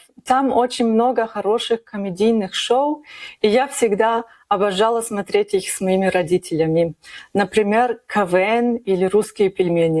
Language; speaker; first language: Russian; early bilingual, heritage; Russian